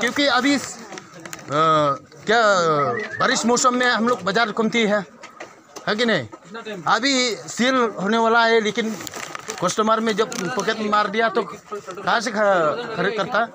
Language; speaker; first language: Hindi; non-native, local second language; Khasi